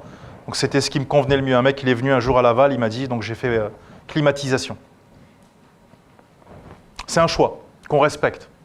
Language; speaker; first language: French; native; French